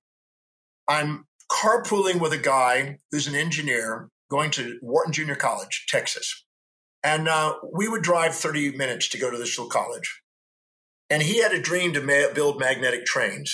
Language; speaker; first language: English; native; English